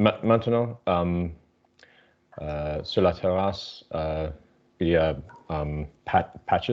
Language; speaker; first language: French; non-native, learner; English